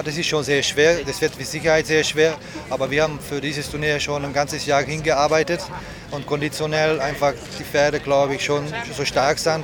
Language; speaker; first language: German; non-native, fluent; Hungarian